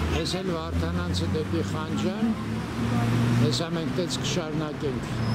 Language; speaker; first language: Armenian; native; Armenian